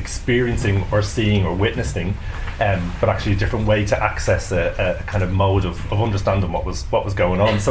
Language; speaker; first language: English; native; English